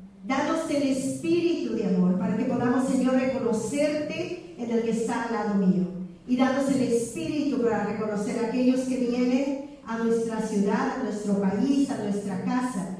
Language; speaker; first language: Spanish; native; Spanish